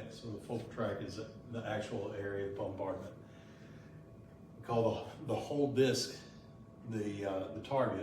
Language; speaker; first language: English; native; English